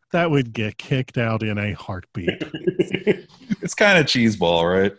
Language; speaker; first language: English; native; English